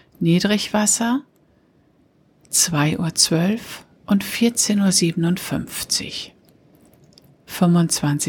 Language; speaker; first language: German; native; German